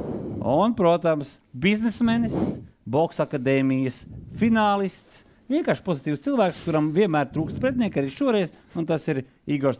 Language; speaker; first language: Latvian; native; Latvian